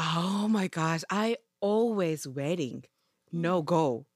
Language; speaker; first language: English; non-native, learner; Japanese